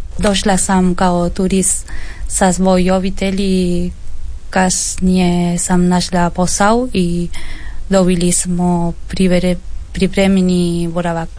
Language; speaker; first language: Croatian; non-native, learner; Spanish